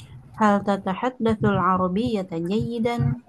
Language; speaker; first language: Arabic; non-native, learner; Indonesian